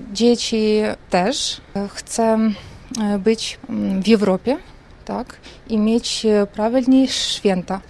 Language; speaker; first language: Polish; non-native, learner; Russian